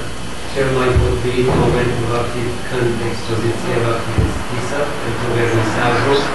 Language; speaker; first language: Romanian; non-native, fluent; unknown